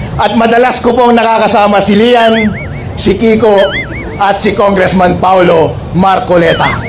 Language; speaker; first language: Filipino; non-native, local second language; Iloko